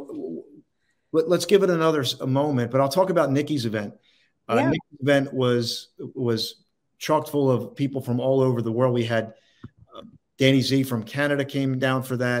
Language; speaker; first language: English; native; English